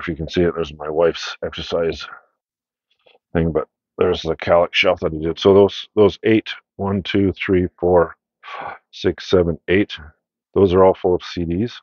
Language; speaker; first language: English; native; English